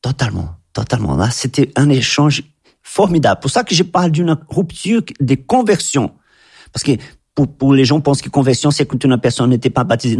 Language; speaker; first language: French; non-native, fluent; Portuguese